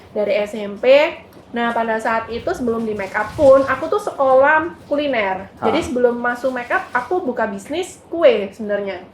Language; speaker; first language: Indonesian; native; Indonesian